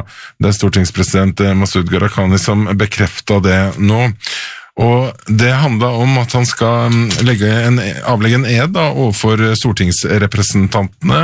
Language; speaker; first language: Norwegian; native; Norwegian